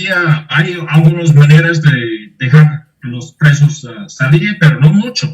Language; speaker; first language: Spanish; non-native, fluent; English